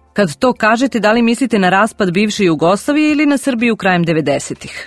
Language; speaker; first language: Serbian; native; Serbian